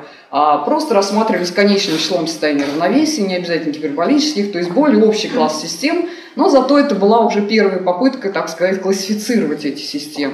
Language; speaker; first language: Russian; native; Russian